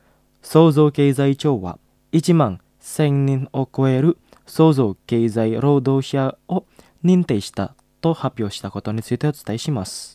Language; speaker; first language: Japanese; non-native, fluent; Indonesian